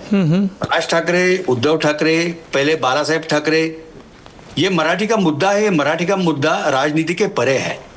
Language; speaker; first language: Hindi; non-native, local second language; Marathi